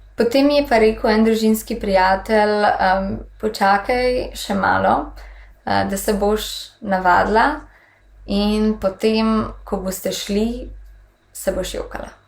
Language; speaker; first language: Slovenian; native; Slovenian